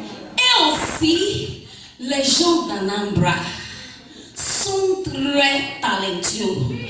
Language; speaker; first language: French; non-native, learner; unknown